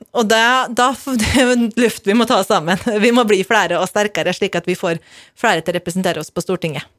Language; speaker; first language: Norwegian; native; Norwegian